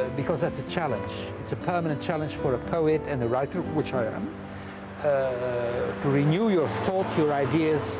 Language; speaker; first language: English; non-native, fluent; Dutch